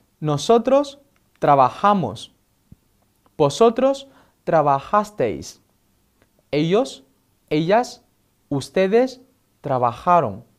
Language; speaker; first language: Spanish; non-native, fluent; Chinese